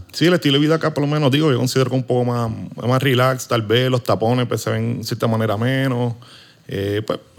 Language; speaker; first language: Spanish; native; Spanish